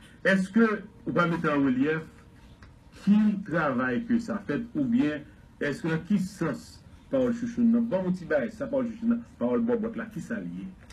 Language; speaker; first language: French; native; French